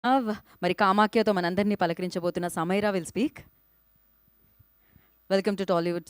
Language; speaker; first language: Telugu; native; Telugu